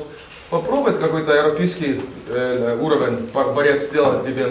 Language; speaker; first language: Russian; non-native, learner; Estonian